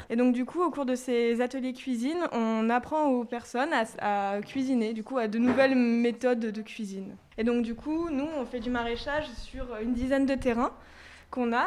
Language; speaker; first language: French; native; French